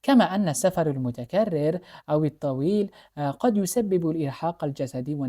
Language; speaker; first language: Arabic; non-native, fluent; Uzbek